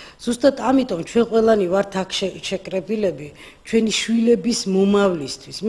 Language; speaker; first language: Georgian; non-native, local second language; Armenian